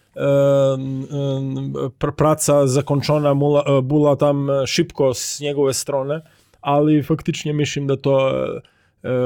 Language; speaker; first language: Polish; non-native, learner; Croatian